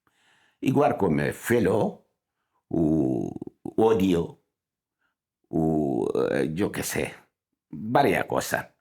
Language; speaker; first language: Spanish; non-native, fluent; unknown